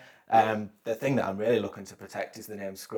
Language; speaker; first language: English; native; English